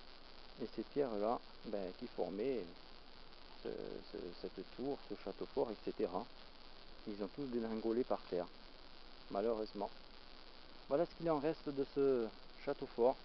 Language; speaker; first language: French; native; French